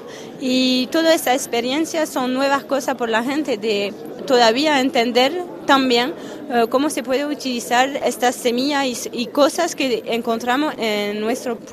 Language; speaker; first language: Spanish; non-native, fluent; French